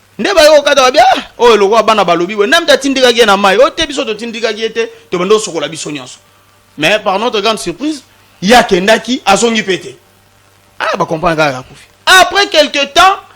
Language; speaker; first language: Lingala; non-native, local second language; Kongo